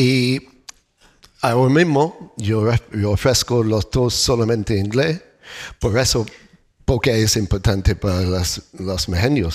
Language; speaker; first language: Spanish; non-native, learner; English